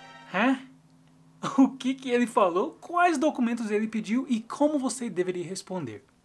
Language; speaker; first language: Portuguese; non-native, fluent; English